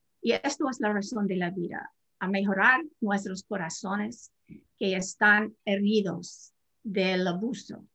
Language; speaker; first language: Spanish; non-native, fluent; English